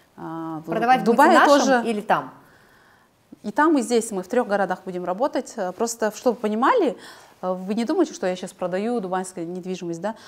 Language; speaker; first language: Russian; non-native, local second language; Kazakh